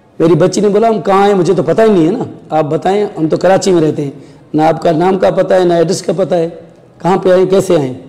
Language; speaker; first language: Urdu; non-native, local second language; Sindhi